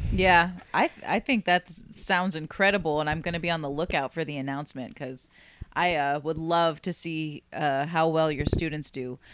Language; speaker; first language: English; native; English